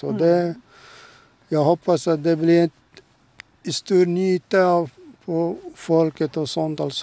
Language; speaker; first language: Swedish; non-native, local second language; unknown